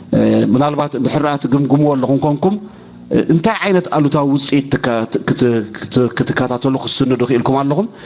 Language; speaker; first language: Tigrinya; native; Tigrinya